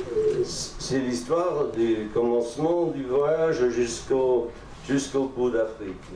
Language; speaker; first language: French; non-native, fluent; English